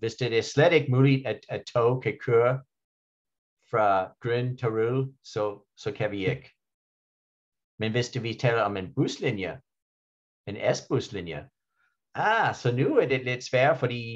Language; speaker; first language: Danish; non-native, fluent; English